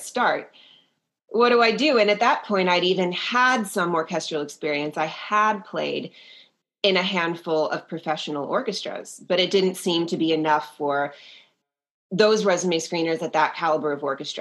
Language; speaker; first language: English; native; English